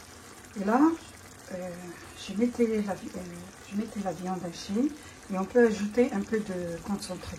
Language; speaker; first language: French; non-native, local second language; Arabic